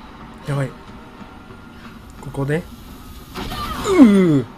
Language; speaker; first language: Japanese; native; Japanese